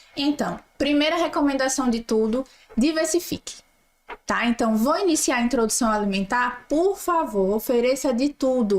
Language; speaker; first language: Portuguese; native; Portuguese